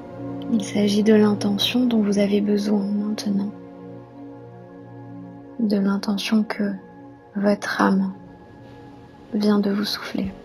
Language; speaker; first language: French; native; French